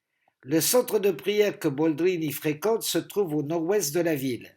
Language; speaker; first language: French; native; French